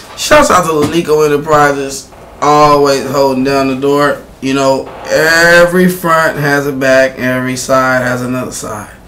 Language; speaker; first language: English; native; English